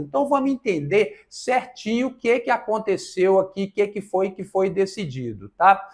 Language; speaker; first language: Portuguese; native; Portuguese